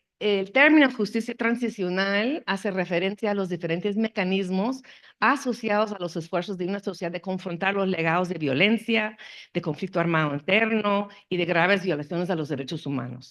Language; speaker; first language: Spanish; non-native, fluent; English